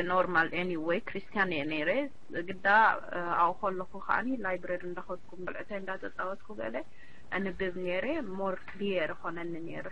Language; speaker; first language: Tigrinya; early bilingual, heritage; Tigrinya